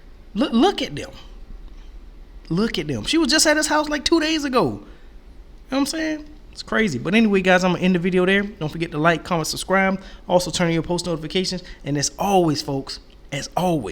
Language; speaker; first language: English; native; English